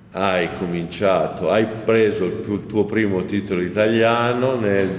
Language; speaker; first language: Italian; native; Italian